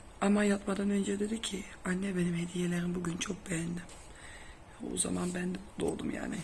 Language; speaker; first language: Turkish; non-native, fluent; Dutch